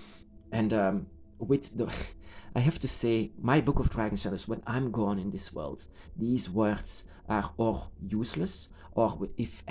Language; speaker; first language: English; non-native, fluent; Dutch